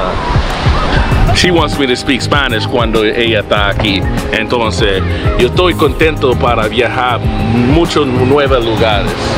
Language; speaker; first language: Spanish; non-native, learner; English